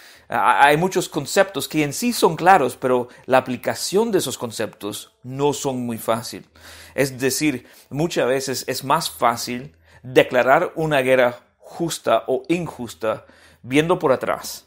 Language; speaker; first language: Spanish; non-native, fluent; English